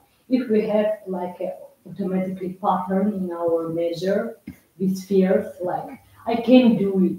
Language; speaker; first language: English; non-native, learner; Russian